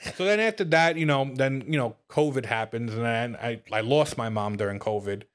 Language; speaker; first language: English; native; English